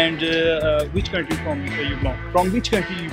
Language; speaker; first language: English; non-native, local second language; Urdu